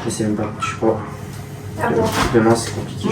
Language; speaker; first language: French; early bilingual, other home language; Armenian